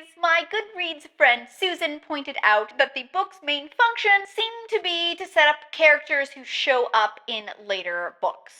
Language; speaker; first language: English; native; English